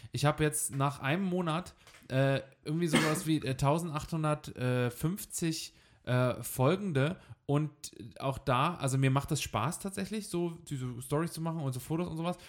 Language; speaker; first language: German; native; German